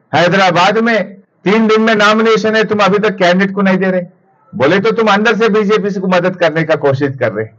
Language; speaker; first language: Hindi; non-native, local second language; Telugu